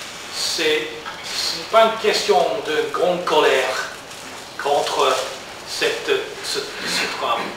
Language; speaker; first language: French; non-native, learner; English